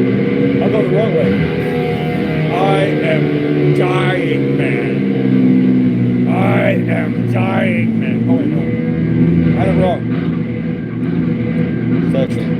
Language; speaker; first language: English; native; English